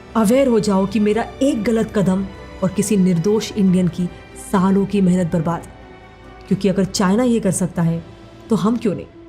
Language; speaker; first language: Hindi; native; Hindi